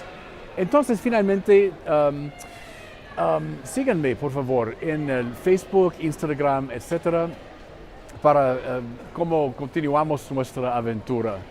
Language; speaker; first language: Spanish; non-native, fluent; English